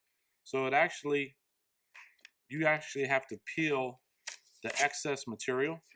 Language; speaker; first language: English; native; English